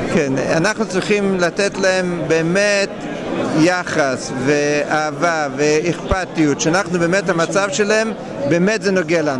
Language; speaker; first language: Hebrew; non-native, fluent; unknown